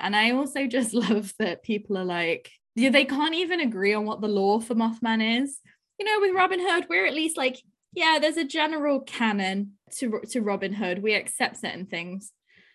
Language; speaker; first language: English; native; English